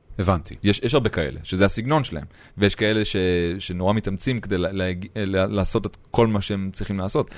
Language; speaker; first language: Hebrew; native; Hebrew